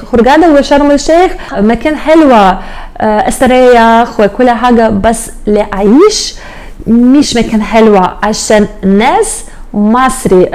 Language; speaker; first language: Arabic; non-native, learner; Russian